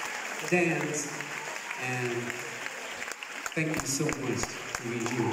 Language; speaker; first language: English; non-native, learner; Italian